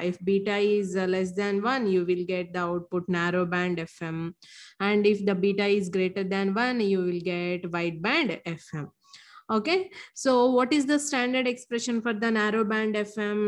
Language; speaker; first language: English; non-native, local second language; Telugu